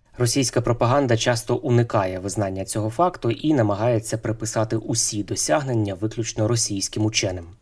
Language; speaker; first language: Ukrainian; native; Ukrainian